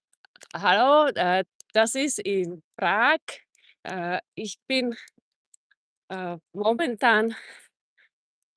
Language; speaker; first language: German; non-native, fluent; Czech